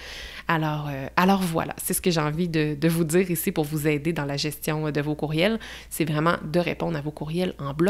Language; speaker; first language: French; native; French